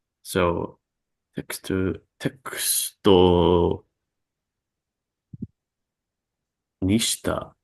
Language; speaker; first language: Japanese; non-native, learner; English